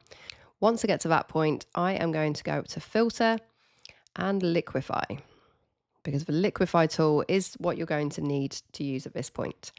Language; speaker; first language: English; native; English